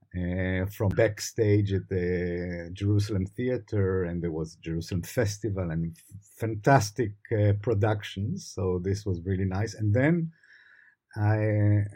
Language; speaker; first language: English; non-native, fluent; Hebrew